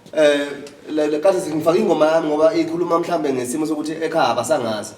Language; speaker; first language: Zulu; native; Zulu